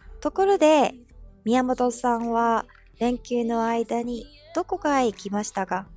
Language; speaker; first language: Japanese; non-native, fluent; Chinese